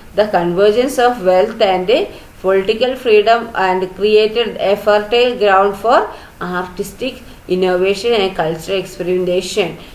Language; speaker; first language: English; non-native, local second language; Malayalam